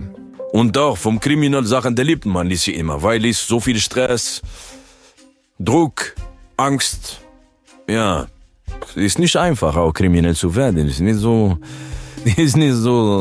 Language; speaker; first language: German; non-native, learner; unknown